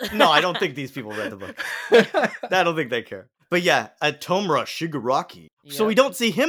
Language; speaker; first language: English; native; English